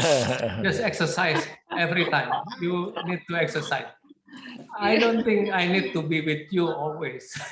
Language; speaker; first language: English; non-native, fluent; Indonesian